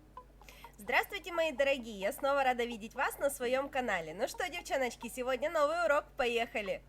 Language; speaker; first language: Russian; native; Russian